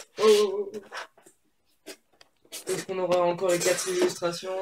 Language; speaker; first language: French; native; French